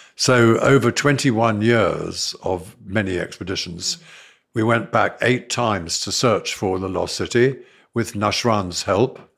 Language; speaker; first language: English; native; English